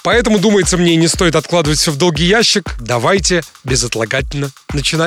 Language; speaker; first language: Russian; native; Russian